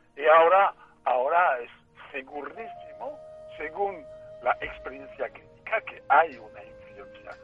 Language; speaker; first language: Spanish; non-native, fluent; French